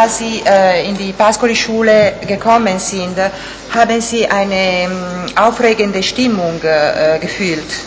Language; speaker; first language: German; non-native, fluent; Italian